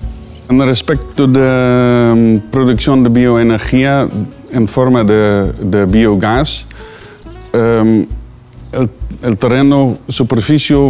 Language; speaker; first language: Spanish; non-native, learner; Dutch